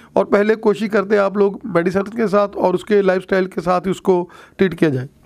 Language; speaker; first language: Hindi; non-native, local second language; Punjabi